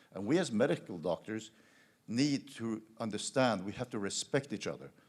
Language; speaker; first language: English; non-native, fluent; Norwegian